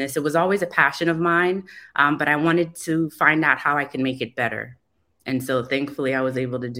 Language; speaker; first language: English; native; English